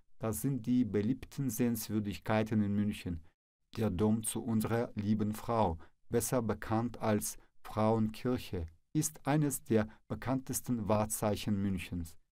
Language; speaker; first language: German; non-native, fluent; Russian